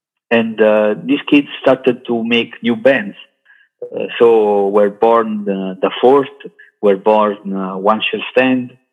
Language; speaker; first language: English; non-native, learner; Italian